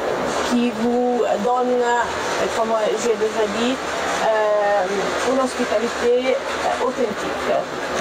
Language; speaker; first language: French; non-native, fluent; Italian